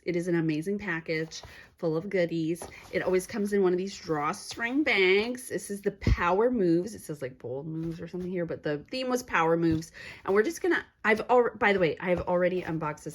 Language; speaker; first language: English; native; English